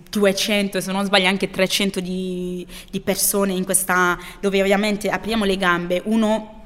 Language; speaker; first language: Italian; early bilingual, other home language; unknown